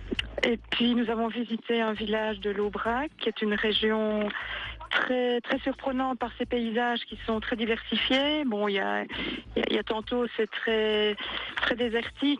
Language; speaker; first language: French; native; French